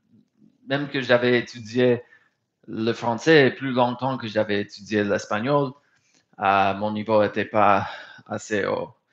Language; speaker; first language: French; non-native, fluent; English